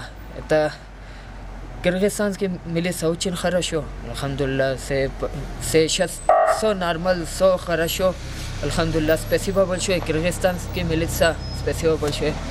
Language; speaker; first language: Russian; non-native, learner; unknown